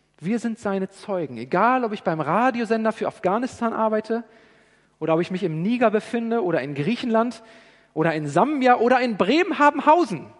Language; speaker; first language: German; native; German